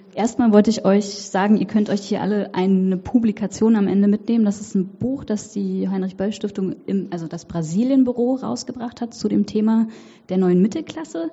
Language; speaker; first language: German; native; German